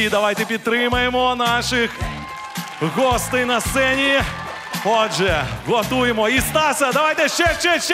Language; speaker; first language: Ukrainian; native; Ukrainian